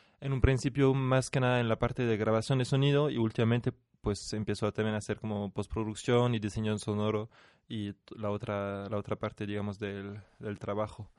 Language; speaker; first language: Spanish; non-native, fluent; French